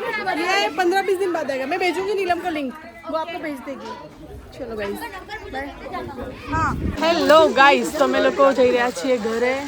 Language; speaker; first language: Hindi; non-native, local second language; Gujarati